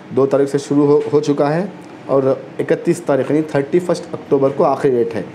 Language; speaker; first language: Hindi; non-native, local second language; Urdu